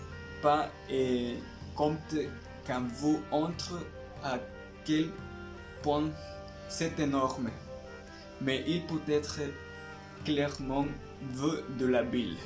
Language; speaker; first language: French; non-native, learner; Spanish